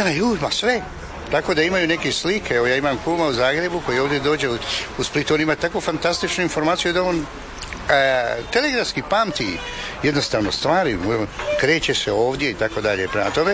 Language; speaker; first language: Serbian; native; Serbian